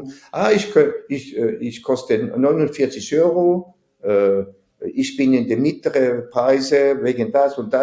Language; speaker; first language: German; non-native, fluent; French